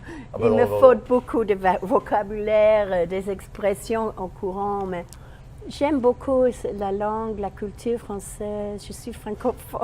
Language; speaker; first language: French; non-native, learner; English